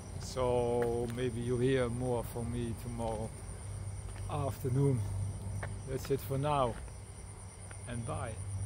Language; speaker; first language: English; non-native, learner; Dutch